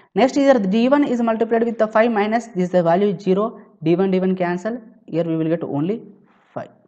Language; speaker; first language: English; non-native, local second language; Telugu